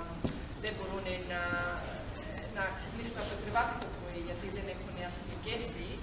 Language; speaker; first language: Greek; early bilingual, heritage; Greek